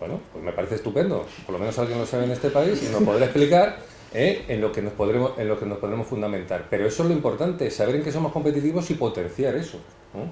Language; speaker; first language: Spanish; native; Spanish